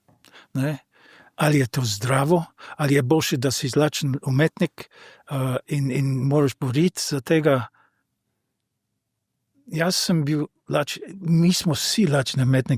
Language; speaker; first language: Slovenian; non-native, fluent; English